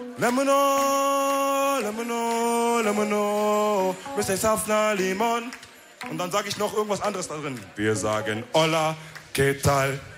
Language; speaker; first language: German; early bilingual, other home language; Wolof